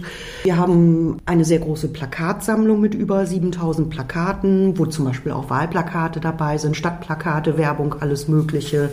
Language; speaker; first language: German; native; German